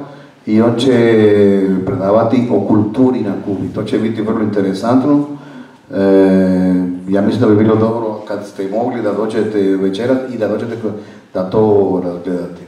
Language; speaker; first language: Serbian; non-native, fluent; Spanish